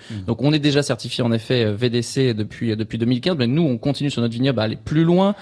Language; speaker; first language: French; native; French